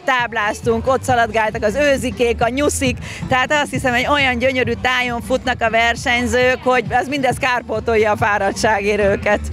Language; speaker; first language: Hungarian; native; Hungarian